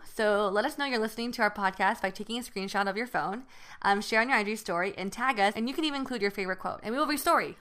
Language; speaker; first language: English; early bilingual, other home language; Chinese